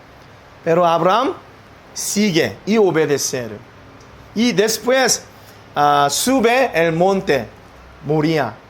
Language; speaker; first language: Spanish; non-native, learner; Korean